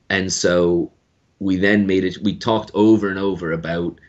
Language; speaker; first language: English; native; English